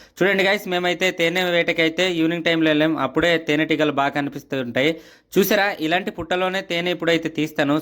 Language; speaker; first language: Telugu; native; Telugu